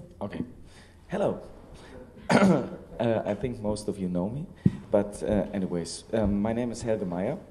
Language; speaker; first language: English; non-native, fluent; German